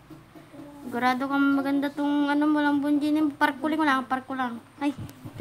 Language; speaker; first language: Filipino; native; Filipino